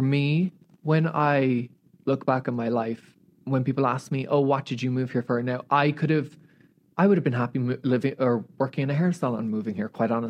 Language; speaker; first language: English; native; English